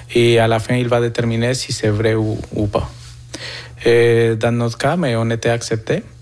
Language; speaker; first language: French; non-native, fluent; Spanish